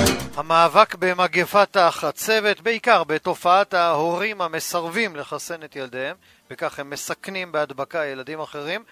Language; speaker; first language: Hebrew; native; Hebrew